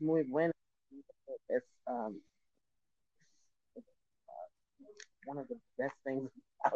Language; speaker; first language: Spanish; non-native, learner; English